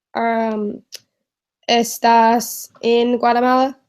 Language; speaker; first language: Spanish; non-native, learner; English